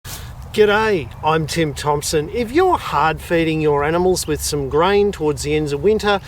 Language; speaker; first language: English; native; English